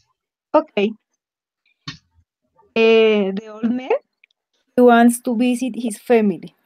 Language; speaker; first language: English; non-native, learner; Spanish